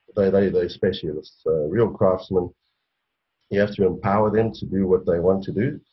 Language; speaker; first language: English; native; English